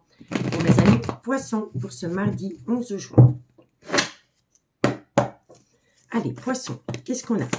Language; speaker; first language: French; native; French